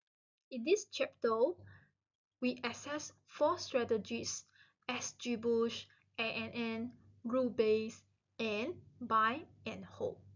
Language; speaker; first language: English; non-native, local second language; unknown